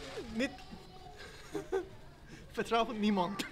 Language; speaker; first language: Dutch; non-native, learner; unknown